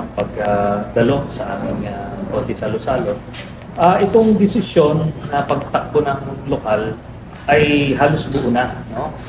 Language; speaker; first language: Filipino; native; Filipino